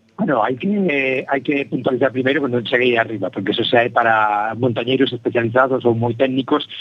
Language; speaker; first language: Galician; native; Galician